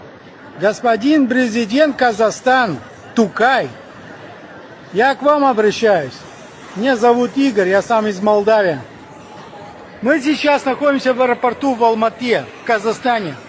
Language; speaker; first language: Russian; non-native, fluent; Romanian